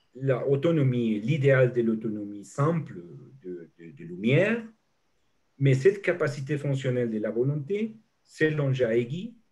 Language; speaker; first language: French; non-native, fluent; Spanish